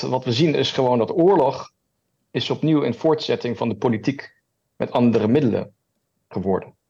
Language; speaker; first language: Dutch; early bilingual, heritage; German